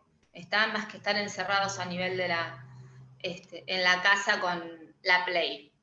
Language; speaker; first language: Spanish; native; Spanish